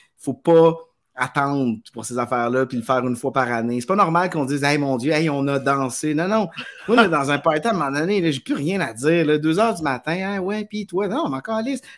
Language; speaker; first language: French; native; French